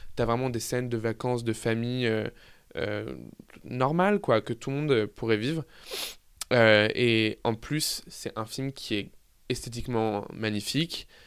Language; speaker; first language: French; native; French